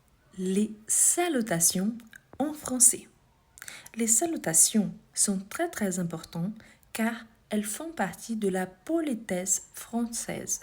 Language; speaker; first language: French; non-native, fluent; Portuguese